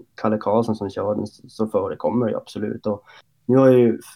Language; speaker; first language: Swedish; native; Swedish